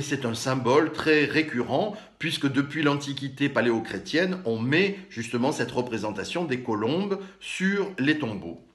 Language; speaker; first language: French; native; French